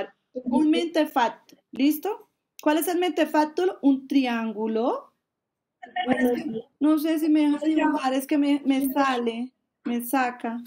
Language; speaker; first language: Spanish; native; Spanish